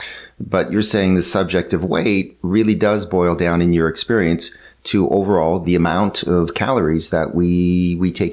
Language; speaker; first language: English; native; English